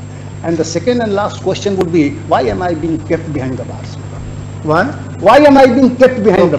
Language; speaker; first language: English; non-native, local second language; Hindi